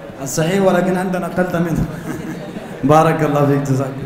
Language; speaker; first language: Arabic; non-native, fluent; Urdu